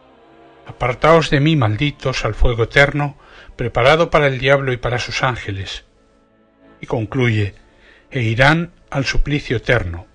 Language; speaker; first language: Spanish; native; Spanish